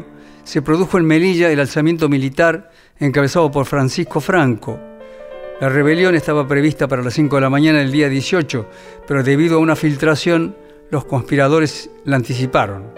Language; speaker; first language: Spanish; native; Spanish